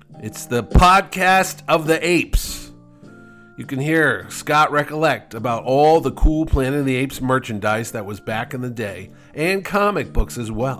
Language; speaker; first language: English; native; English